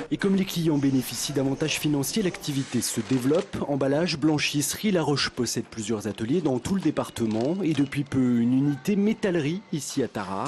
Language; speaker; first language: French; native; French